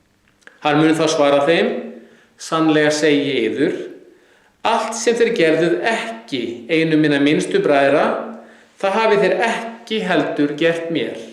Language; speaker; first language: Icelandic; native; Icelandic